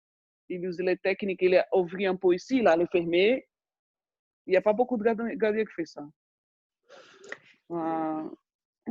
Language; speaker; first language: French; non-native, fluent; Portuguese